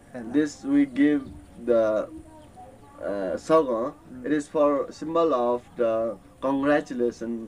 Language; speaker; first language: English; non-native, learner; Newari